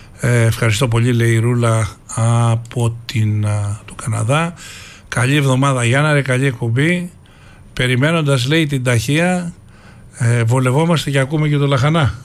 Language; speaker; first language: Greek; native; Greek